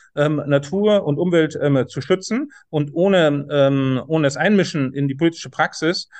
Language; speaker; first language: German; native; German